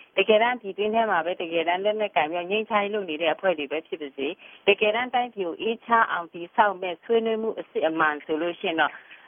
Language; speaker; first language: Burmese; non-native, local second language; Shan